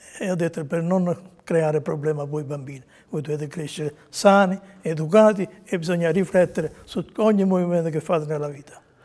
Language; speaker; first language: Italian; native; Italian